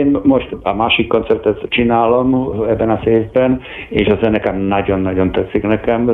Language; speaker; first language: Hungarian; non-native, fluent; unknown